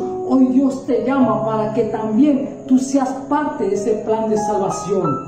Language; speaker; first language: Spanish; native; Spanish